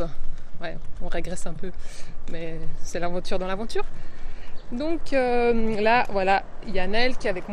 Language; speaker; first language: French; native; French